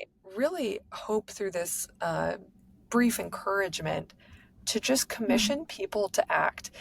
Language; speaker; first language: English; native; English